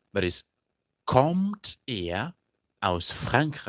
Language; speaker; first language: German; non-native, fluent; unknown